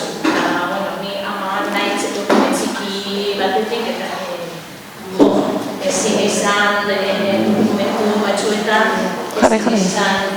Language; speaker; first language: Basque; non-native, learner; Spanish